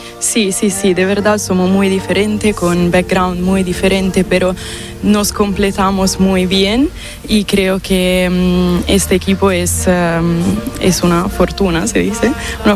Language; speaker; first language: Spanish; non-native, fluent; Italian